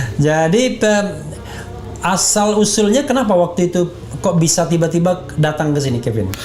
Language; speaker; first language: Indonesian; native; Indonesian